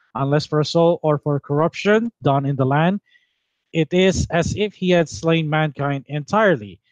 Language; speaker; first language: English; non-native, local second language; Filipino